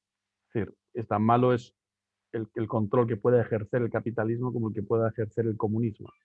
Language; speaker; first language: Spanish; native; Spanish